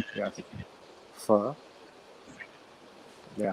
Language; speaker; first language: English; non-native, learner; Vietnamese